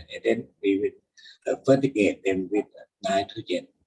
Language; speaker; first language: English; non-native, learner; Thai